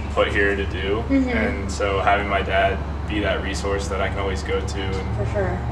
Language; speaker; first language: English; native; English